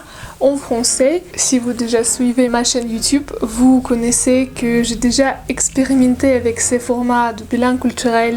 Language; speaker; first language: French; non-native, learner; Russian